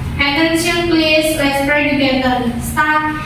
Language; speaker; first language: English; non-native, learner; Indonesian